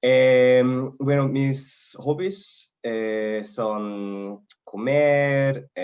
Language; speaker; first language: Spanish; non-native, learner; English